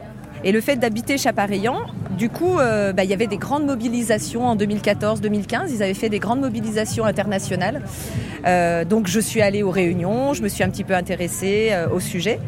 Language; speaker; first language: French; native; French